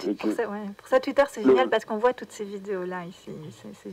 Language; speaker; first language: French; native; French